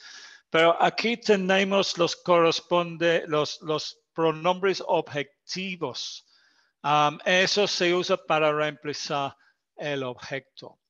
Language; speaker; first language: Spanish; non-native, fluent; English